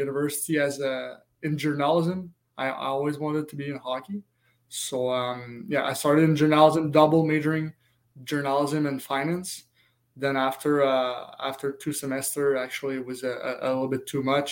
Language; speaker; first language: English; non-native, fluent; French